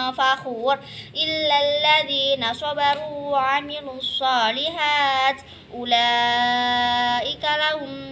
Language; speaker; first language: Arabic; non-native, learner; Indonesian